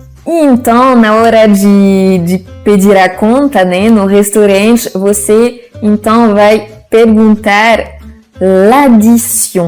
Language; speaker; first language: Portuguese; non-native, fluent; French